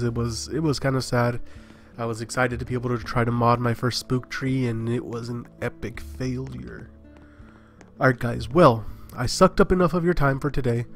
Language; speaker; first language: English; native; English